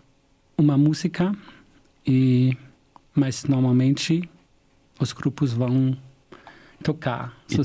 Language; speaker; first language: Portuguese; non-native, fluent; German